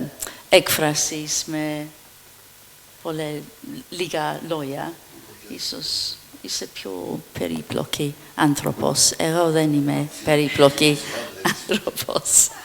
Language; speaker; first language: Greek; non-native, fluent; English